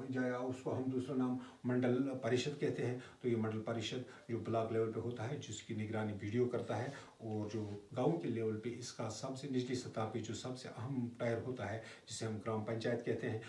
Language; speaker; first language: Urdu; non-native, local second language; Kashmiri